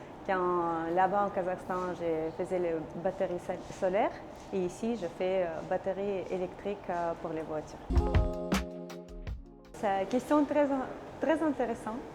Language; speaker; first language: French; non-native, learner; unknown